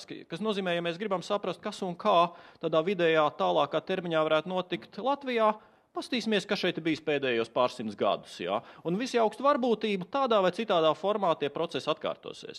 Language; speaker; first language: Latvian; native; Latvian